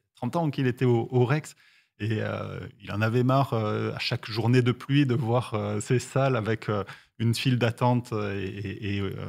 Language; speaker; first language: French; native; French